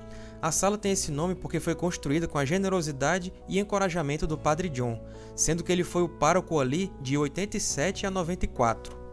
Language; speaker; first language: Portuguese; native; Portuguese